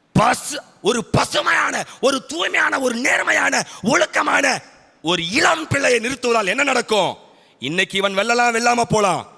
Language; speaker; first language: Tamil; native; Tamil